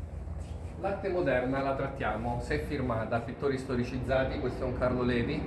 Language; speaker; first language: Italian; native; Italian